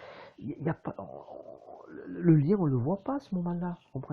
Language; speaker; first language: French; native; French